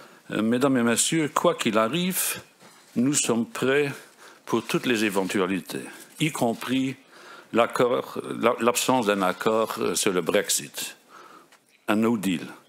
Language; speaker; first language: French; non-native, local second language; Luxembourgish